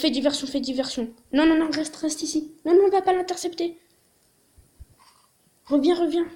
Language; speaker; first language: French; native; French